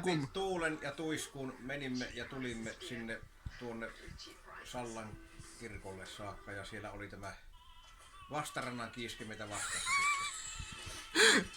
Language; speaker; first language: Finnish; native; Finnish